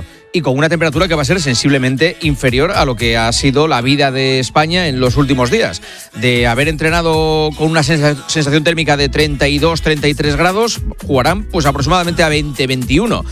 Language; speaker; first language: Spanish; native; Spanish